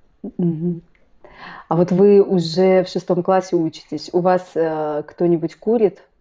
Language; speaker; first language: Russian; native; Russian